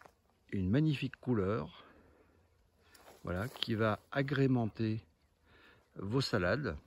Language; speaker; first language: French; native; French